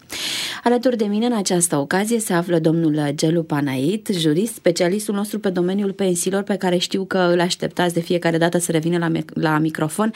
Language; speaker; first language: Romanian; native; Romanian